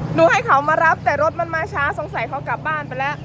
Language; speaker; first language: Thai; non-native, local second language; Northern Khmer